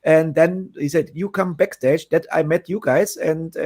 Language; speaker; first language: English; non-native, fluent; German